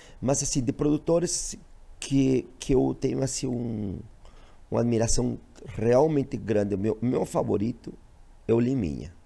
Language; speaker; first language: Portuguese; non-native, fluent; Spanish